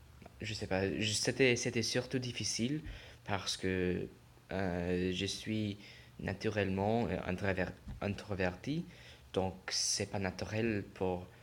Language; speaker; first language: French; non-native, learner; English